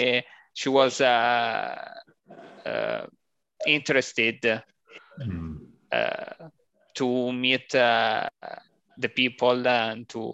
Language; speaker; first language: English; non-native, learner; Italian